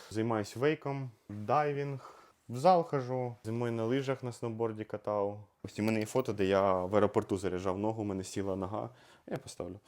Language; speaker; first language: Ukrainian; native; Ukrainian